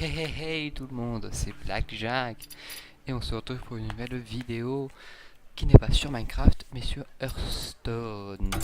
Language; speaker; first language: French; native; French